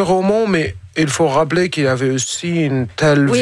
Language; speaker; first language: French; non-native, fluent; Arabic